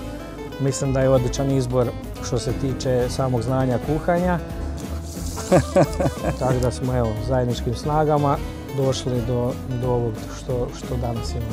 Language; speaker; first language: Croatian; native; Croatian